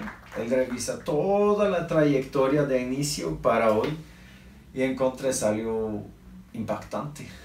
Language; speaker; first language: Spanish; non-native, learner; Norwegian